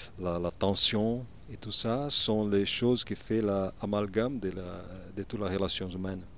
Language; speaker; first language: French; non-native, learner; Portuguese